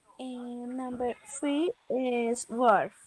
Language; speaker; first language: English; non-native, learner; Spanish